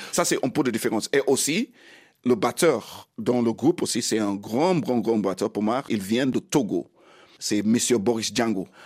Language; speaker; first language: French; non-native, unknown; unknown